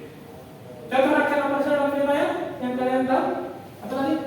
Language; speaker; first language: Indonesian; native; Indonesian